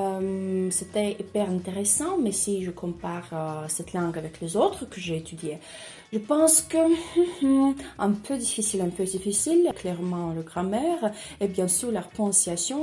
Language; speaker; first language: French; non-native, learner; Russian